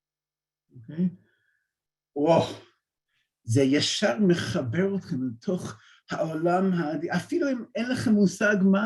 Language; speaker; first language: Hebrew; non-native, fluent; English